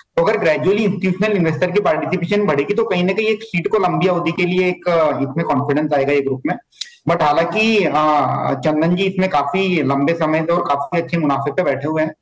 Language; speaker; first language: Hindi; native; Hindi